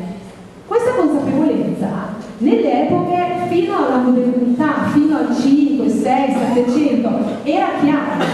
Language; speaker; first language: Italian; native; Italian